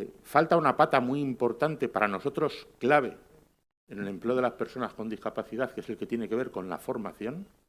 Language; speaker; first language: Spanish; native; Spanish